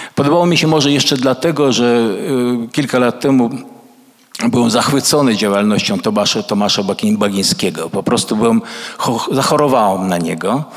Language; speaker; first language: Polish; early bilingual, other home language; Russian